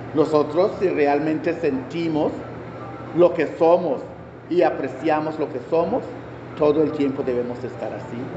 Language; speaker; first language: Spanish; non-native, local second language; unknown